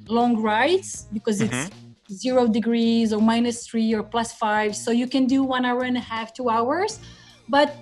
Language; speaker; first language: English; non-native, fluent; Croatian